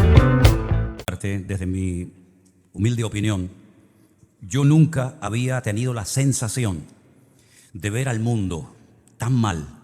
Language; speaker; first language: Spanish; native; Spanish